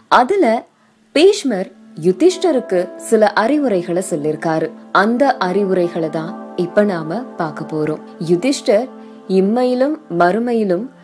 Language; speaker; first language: Tamil; native; Tamil